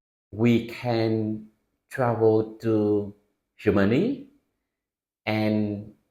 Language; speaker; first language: English; non-native, fluent; Vietnamese